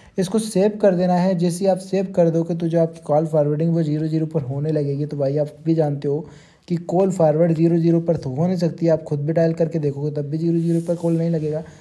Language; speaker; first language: Hindi; native; Hindi